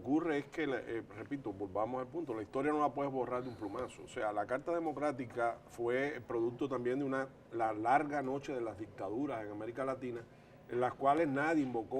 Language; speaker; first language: Spanish; native; Spanish